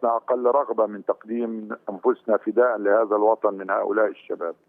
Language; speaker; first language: Arabic; native; Arabic